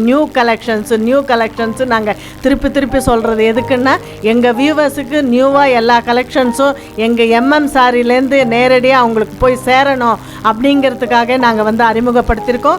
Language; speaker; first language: Tamil; native; Tamil